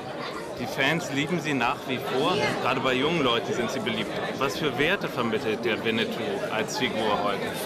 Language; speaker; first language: German; native; German